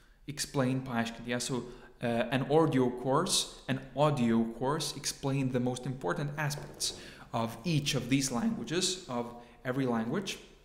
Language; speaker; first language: English; non-native, fluent; Lithuanian